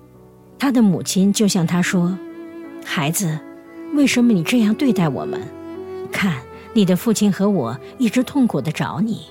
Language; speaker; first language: Chinese; native; Chinese